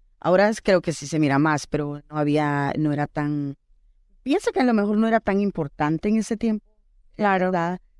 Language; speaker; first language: Spanish; early bilingual, heritage; Spanish